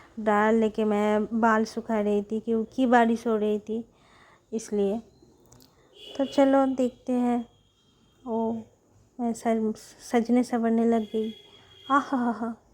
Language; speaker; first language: Hindi; non-native, local second language; Bangla